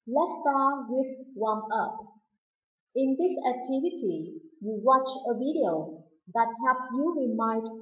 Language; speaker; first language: English; non-native, fluent; Vietnamese